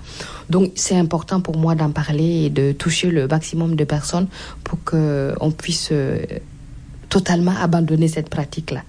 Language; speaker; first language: French; non-native, local second language; Mossi